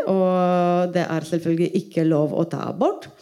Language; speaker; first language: Norwegian; non-native, fluent; Polish